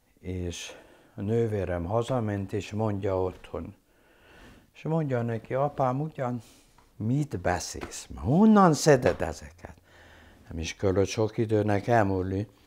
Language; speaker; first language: Hungarian; non-native, local second language; German